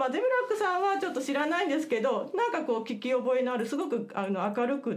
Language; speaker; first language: Japanese; native; Japanese